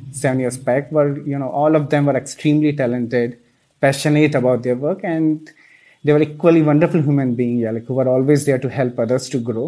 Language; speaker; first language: English; non-native, local second language; Hindi